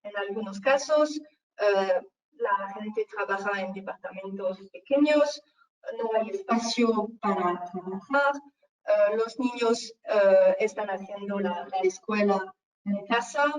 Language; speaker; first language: Spanish; non-native, fluent; French